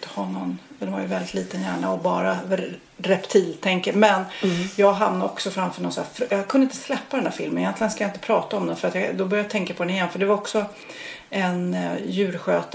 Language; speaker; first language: Swedish; native; Swedish